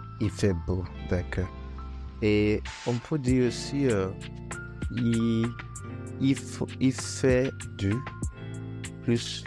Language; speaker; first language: French; non-native, fluent; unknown